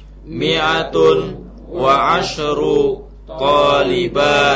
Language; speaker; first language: Arabic; non-native, learner; Indonesian